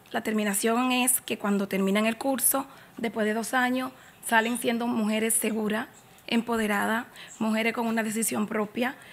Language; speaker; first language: Spanish; native; Spanish